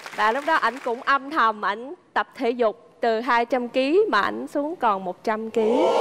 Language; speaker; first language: Vietnamese; native; Vietnamese